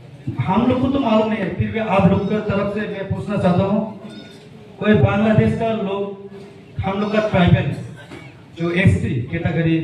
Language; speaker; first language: Hindi; non-native, local second language; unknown